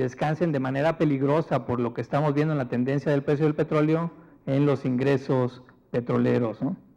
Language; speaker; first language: Spanish; native; Spanish